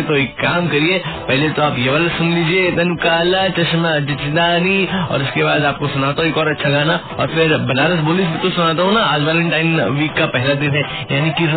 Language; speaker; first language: Hindi; native; Hindi